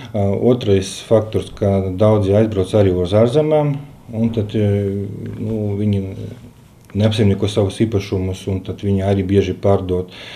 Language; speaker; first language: Latvian; non-native, local second language; Russian